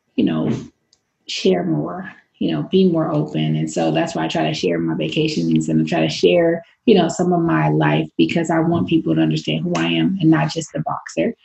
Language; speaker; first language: English; native; English